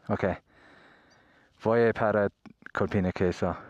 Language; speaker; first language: Spanish; non-native, learner; English